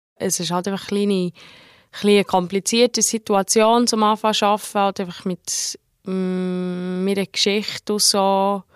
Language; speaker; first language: German; early bilingual, heritage; German